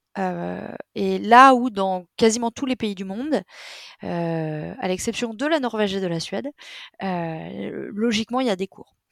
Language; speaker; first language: French; native; French